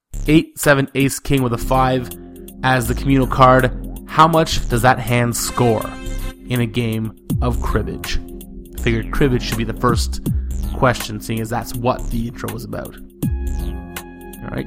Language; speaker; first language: English; native; English